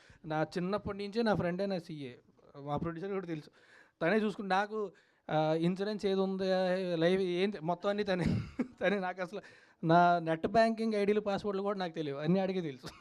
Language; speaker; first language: Telugu; native; Telugu